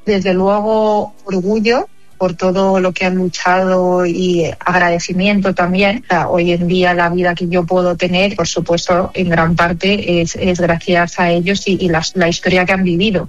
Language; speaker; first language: Spanish; native; Spanish